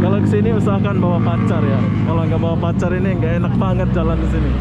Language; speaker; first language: Indonesian; native; Indonesian